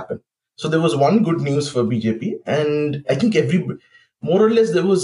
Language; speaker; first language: English; non-native, local second language; Bangla